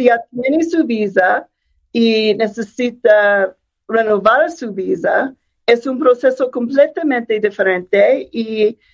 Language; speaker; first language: Spanish; non-native, fluent; English